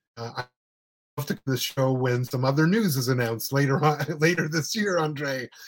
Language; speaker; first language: English; native; English